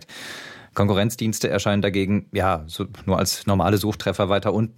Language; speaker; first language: German; native; German